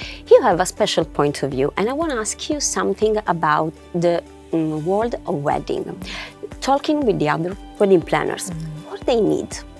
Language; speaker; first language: English; non-native, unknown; Italian